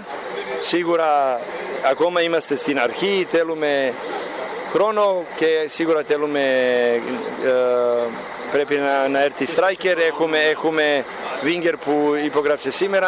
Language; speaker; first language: Greek; non-native, learner; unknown